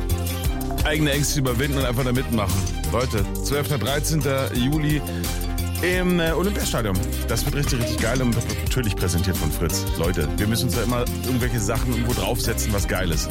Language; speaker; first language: German; native; German